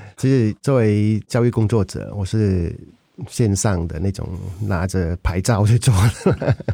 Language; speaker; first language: Chinese; non-native, local second language; Cantonese